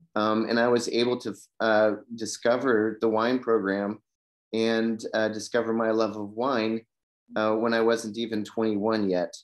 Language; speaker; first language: English; native; English